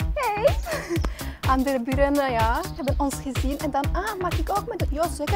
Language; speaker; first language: Dutch; non-native, learner; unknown